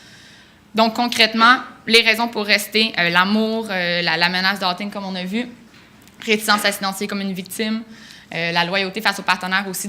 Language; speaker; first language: French; native; French